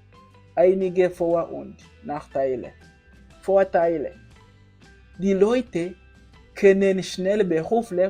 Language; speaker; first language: German; non-native, learner; Kinyarwanda